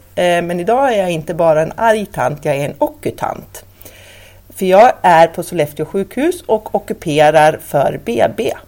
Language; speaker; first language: Swedish; native; Swedish